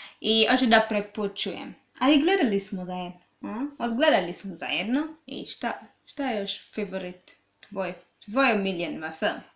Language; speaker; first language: Serbian; non-native, learner; Swahili